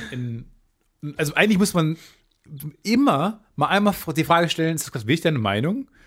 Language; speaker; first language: German; native; German